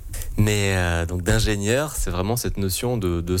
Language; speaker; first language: French; native; French